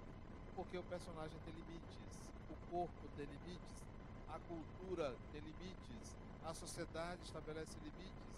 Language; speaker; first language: Portuguese; native; Portuguese